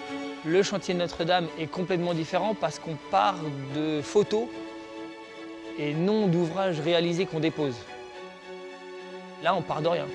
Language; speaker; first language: French; native; French